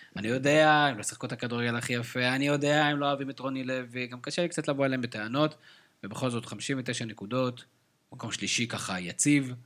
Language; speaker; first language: Hebrew; native; Hebrew